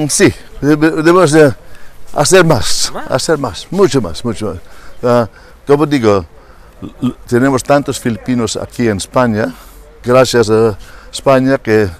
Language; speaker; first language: Spanish; non-native, fluent; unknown